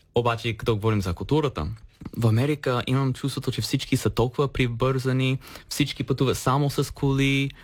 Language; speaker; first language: Bulgarian; non-native, fluent; English